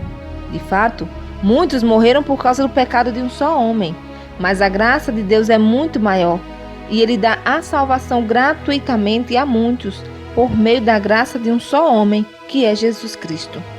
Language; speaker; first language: Portuguese; native; Portuguese